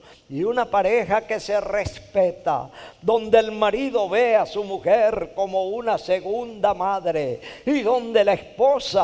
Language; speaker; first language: Spanish; native; Spanish